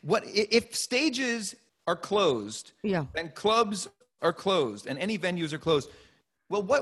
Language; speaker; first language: English; native; English